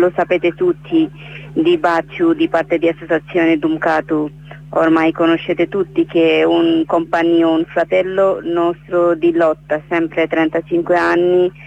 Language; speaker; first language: Italian; non-native, learner; Bangla